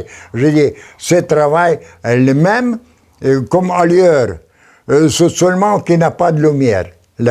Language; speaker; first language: French; non-native, learner; Polish